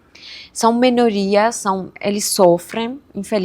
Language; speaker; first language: Portuguese; non-native, fluent; Persian